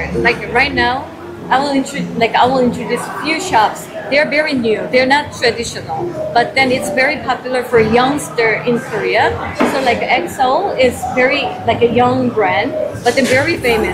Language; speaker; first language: English; non-native, fluent; Korean